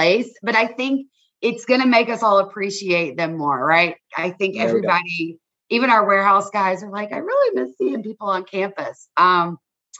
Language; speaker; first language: English; native; English